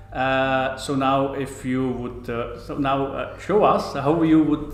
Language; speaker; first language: English; non-native, fluent; Czech